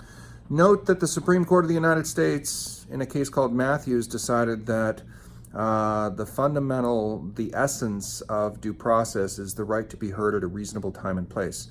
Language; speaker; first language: English; native; English